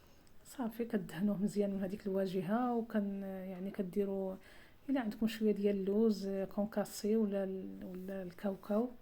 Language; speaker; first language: Arabic; native; Arabic